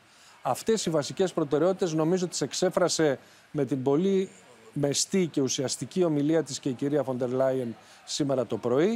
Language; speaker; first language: Greek; native; Greek